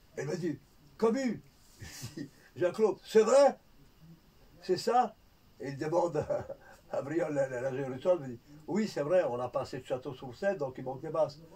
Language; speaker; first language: French; non-native, fluent; Italian